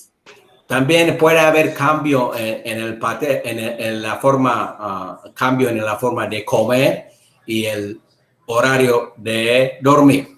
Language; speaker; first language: Spanish; non-native, learner; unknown